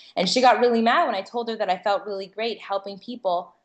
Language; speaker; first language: English; native; English